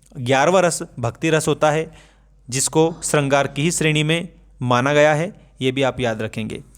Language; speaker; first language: Hindi; native; Hindi